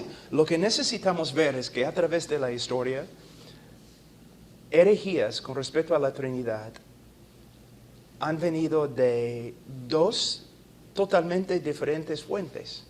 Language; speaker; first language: Spanish; non-native, fluent; English